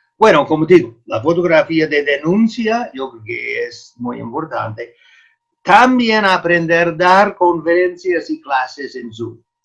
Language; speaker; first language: Spanish; non-native, fluent; English